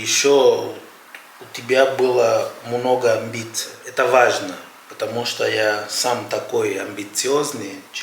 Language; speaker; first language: Russian; non-native, fluent; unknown